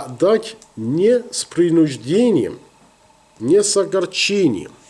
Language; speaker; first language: Russian; non-native, learner; English